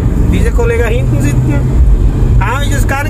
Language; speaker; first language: German; non-native, learner; Punjabi